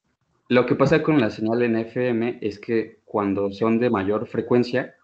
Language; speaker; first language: Spanish; native; Spanish